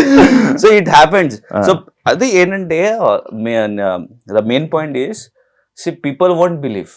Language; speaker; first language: Telugu; non-native, learner; Hindi